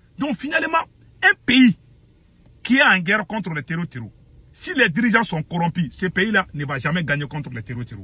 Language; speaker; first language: French; non-native, local second language; Bambara